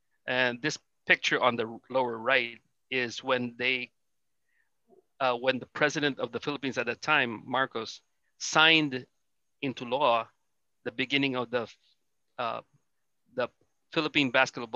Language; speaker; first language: English; non-native, local second language; Filipino